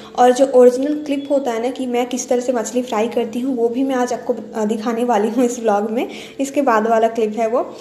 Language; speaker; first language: Hindi; non-native, local second language; Bangla